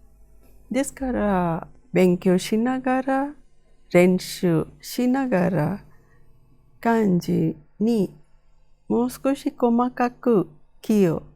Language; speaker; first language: Japanese; non-native, fluent; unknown